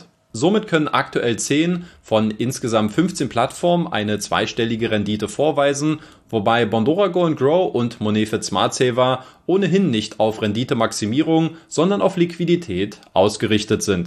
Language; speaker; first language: German; native; German